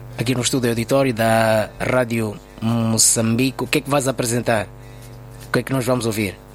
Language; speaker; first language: Portuguese; native; Portuguese